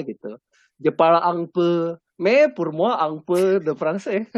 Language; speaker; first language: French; non-native, learner; Indonesian